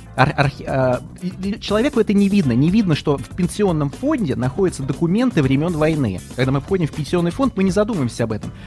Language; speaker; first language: Russian; native; Russian